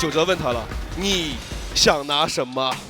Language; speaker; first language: Chinese; native; Chinese